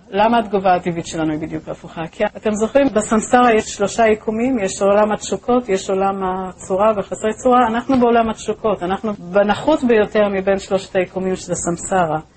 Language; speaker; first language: Hebrew; native; Hebrew